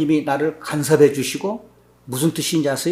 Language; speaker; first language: Korean; native; Korean